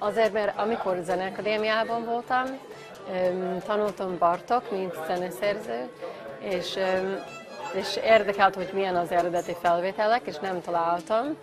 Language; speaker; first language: Hungarian; non-native, fluent; English